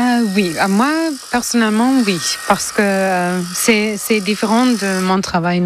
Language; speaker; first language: French; non-native, fluent; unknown